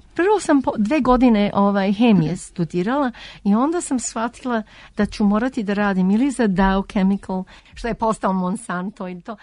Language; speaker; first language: Serbian; early bilingual, heritage; Serbian